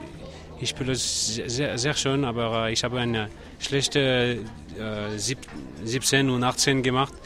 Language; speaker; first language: German; non-native, learner; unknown